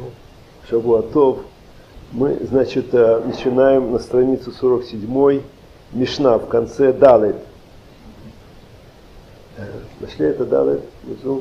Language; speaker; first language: Russian; native; Russian